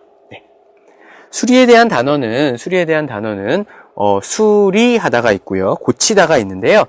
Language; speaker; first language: Korean; native; Korean